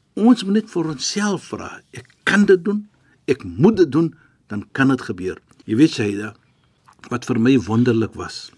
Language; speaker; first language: Afrikaans; non-native, fluent; Arabic